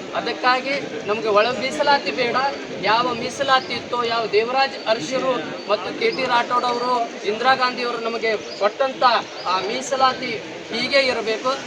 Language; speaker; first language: Kannada; non-native, local second language; Lambadi